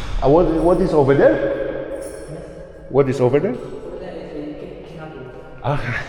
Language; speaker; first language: English; non-native, learner; Polish